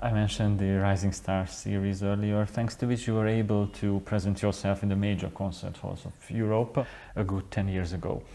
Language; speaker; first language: English; non-native, fluent; Hungarian